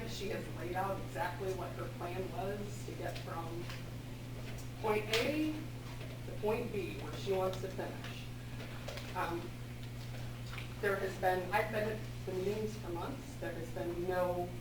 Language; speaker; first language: English; native; English